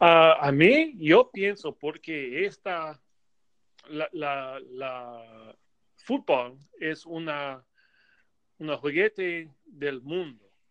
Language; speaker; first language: Spanish; non-native, learner; English